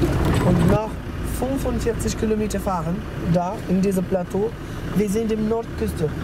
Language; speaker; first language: German; non-native, learner; Portuguese